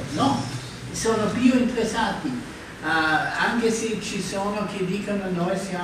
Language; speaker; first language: Italian; non-native, fluent; German